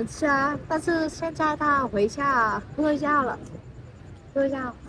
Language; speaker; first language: Chinese; non-native, learner; Vietnamese